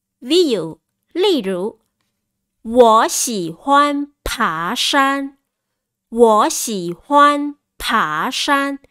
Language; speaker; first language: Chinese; non-native, fluent; Vietnamese